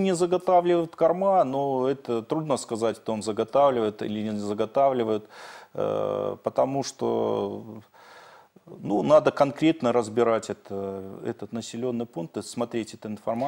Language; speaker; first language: Russian; native; Russian